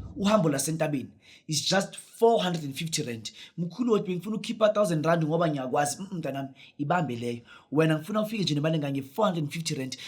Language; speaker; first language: Zulu; non-native, local second language; Northern Sotho